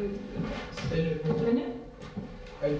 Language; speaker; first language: French; non-native, learner; Russian